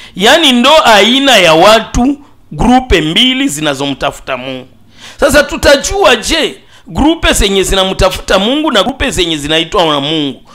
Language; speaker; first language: Swahili; native; Swahili